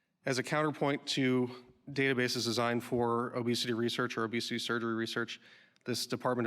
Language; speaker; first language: English; native; English